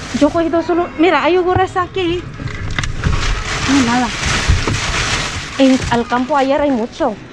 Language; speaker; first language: Spanish; non-native, learner; Filipino